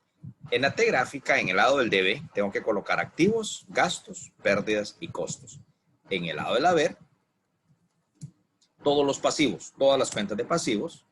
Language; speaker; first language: Spanish; native; Spanish